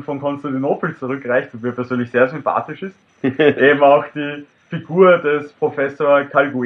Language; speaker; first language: German; native; German